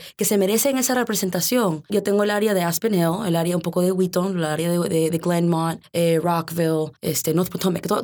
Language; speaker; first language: Spanish; early bilingual, heritage; Spanish